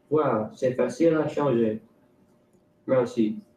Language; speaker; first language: French; non-native, local second language; English